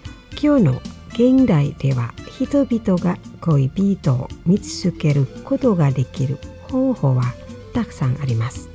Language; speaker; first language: Japanese; non-native, fluent; Indonesian